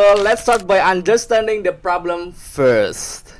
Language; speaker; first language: English; non-native, learner; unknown